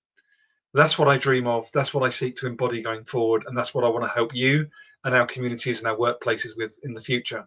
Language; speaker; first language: English; native; English